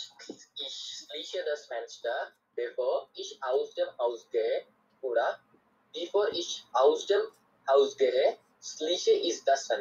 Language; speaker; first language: German; non-native, learner; Bangla